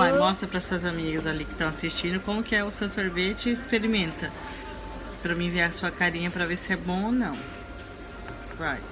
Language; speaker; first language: Portuguese; native; Portuguese